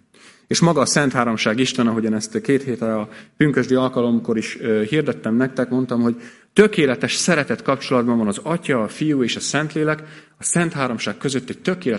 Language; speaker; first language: Hungarian; native; Hungarian